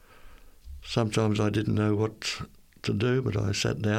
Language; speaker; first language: English; native; English